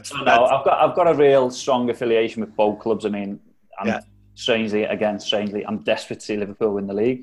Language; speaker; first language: English; native; English